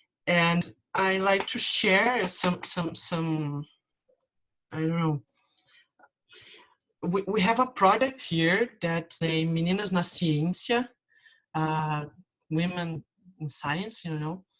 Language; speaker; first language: English; non-native, fluent; Portuguese